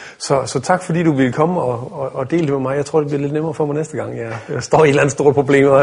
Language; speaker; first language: Danish; native; Danish